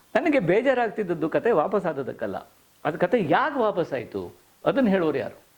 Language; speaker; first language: Kannada; native; Kannada